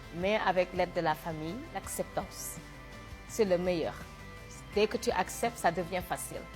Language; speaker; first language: French; non-native, local second language; Wolof